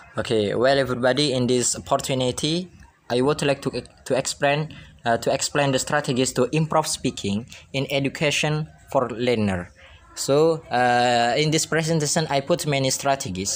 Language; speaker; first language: English; non-native, learner; Indonesian